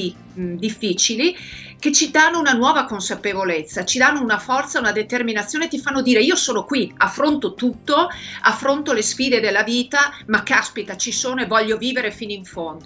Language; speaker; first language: Italian; native; Italian